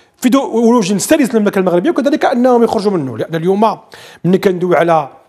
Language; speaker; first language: Arabic; native; Arabic